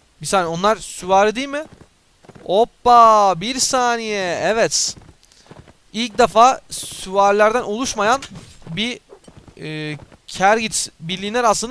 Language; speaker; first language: Turkish; native; Turkish